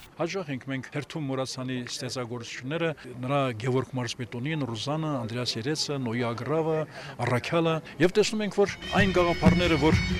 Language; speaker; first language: Armenian; native; Armenian